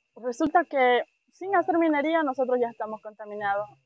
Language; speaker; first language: Spanish; native; Spanish